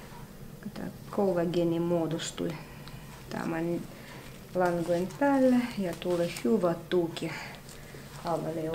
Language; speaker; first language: Finnish; non-native, fluent; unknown